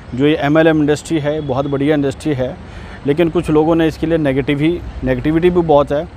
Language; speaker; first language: Hindi; native; Hindi